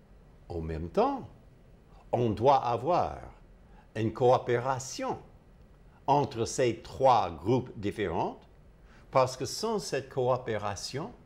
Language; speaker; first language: French; non-native, fluent; English